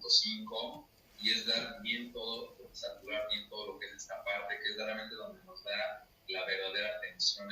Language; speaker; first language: Spanish; native; Spanish